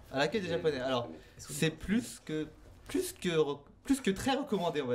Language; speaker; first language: French; native; French